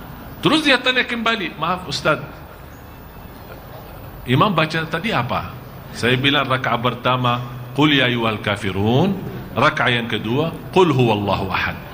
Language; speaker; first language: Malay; non-native, fluent; Arabic